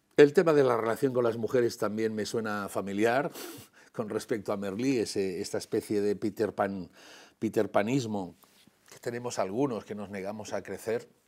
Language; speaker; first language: Spanish; non-native, local second language; Catalan